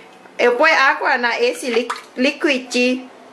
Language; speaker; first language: Portuguese; non-native, fluent; Thai